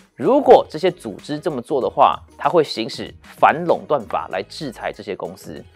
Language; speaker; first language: Chinese; native; Chinese